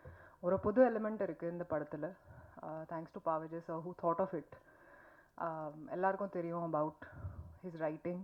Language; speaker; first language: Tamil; non-native, learner; Hindi